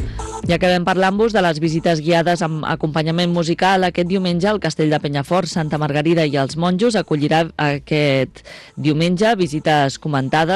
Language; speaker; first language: Catalan; native; Catalan